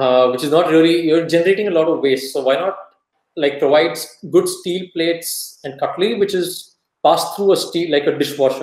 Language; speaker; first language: English; non-native, local second language; Kannada